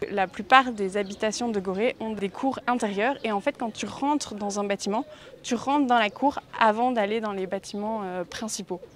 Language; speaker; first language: French; native; French